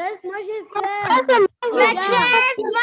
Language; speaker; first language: French; non-native, local second language; Arabic